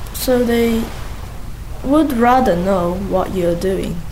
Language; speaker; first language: English; non-native, fluent; Japanese